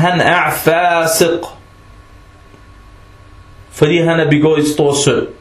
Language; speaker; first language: Danish; non-native, fluent; Arabic